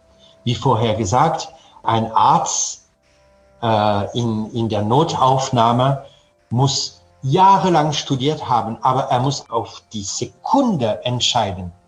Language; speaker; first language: German; non-native, fluent; French